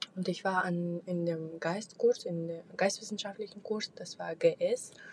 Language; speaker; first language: German; non-native, fluent; Russian